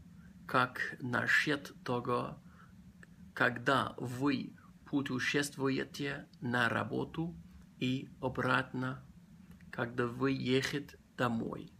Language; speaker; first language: Russian; non-native, learner; English